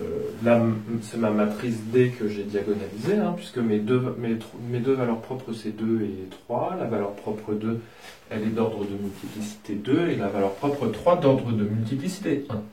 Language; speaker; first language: French; native; French